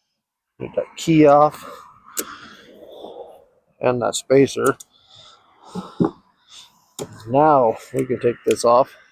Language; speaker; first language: English; native; English